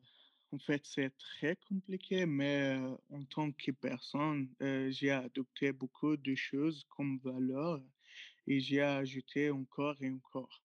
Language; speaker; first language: French; non-native, learner; Arabic